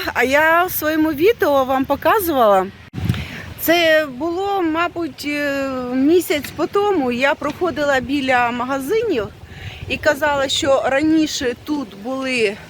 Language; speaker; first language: Ukrainian; non-native, local second language; Russian